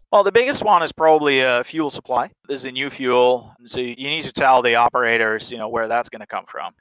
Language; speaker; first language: English; non-native, fluent; Russian